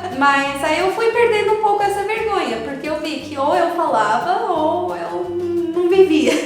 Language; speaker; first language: Portuguese; early bilingual, other home language; English